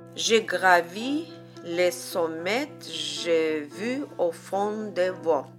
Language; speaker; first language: French; non-native, fluent; Azerbaijani